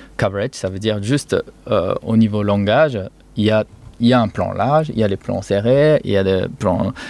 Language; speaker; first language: French; non-native, fluent; Japanese